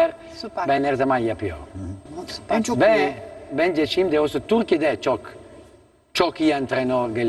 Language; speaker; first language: Turkish; non-native, learner; Italian